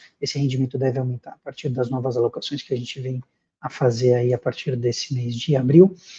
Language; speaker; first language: Portuguese; native; Portuguese